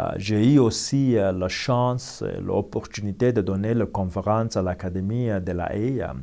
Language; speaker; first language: French; non-native, learner; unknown